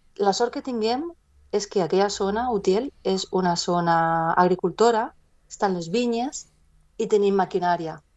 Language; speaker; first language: Catalan; non-native, local second language; Spanish